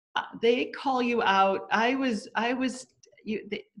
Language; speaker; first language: English; native; English